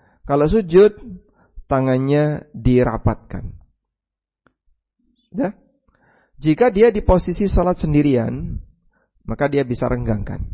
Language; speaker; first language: Indonesian; native; Indonesian